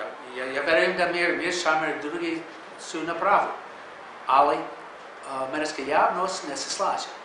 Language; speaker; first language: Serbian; non-native, learner; English